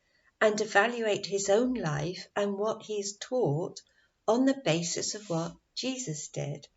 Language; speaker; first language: English; native; English